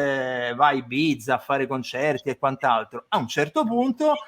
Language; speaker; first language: Italian; native; Italian